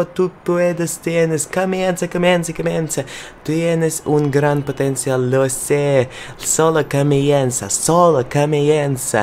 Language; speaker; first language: Spanish; non-native, learner; Russian